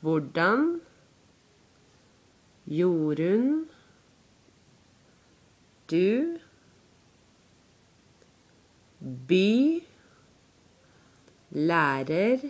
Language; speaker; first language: Norwegian; non-native, learner; English